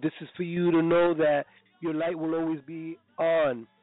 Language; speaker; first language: English; early bilingual, other home language; Spanish